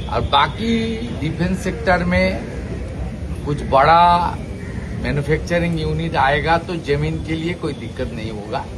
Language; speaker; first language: Hindi; non-native, local second language; Bangla